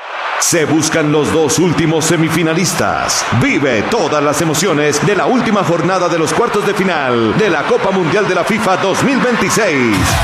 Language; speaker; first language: Spanish; native; Spanish